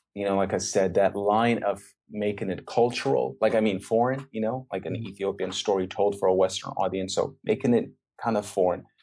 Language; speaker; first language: English; native; English